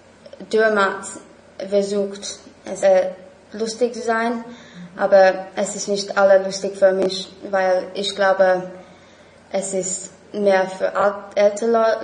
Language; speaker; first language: German; non-native, learner; English